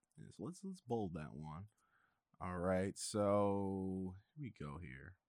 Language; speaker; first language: English; native; English